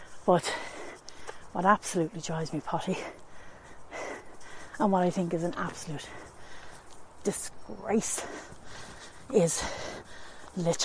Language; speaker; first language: English; native; English